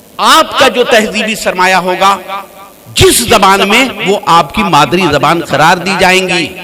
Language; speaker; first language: Urdu; native; Urdu